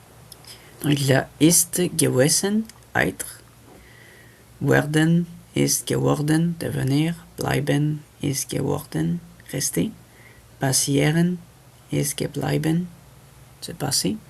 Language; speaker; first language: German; non-native, fluent; French